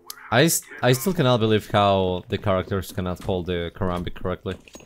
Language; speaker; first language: English; non-native, fluent; Spanish